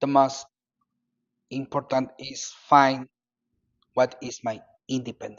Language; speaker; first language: English; non-native, learner; Spanish